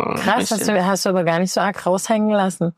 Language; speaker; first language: German; native; German